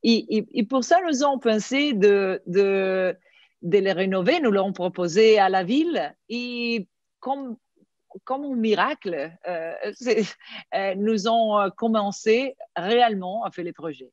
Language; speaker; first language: French; non-native, fluent; Italian